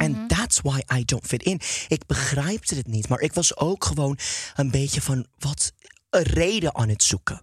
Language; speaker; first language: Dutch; non-native, fluent; English